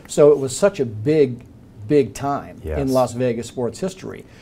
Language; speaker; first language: English; native; English